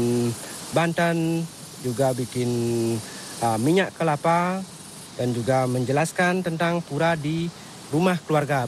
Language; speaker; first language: Indonesian; non-native, local second language; Balinese